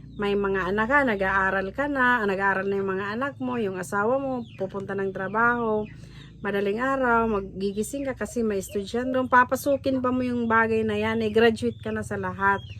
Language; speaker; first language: Filipino; non-native, local second language; Cebuano